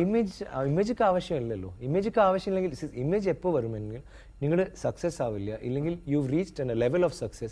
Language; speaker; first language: Malayalam; non-native, learner; Tamil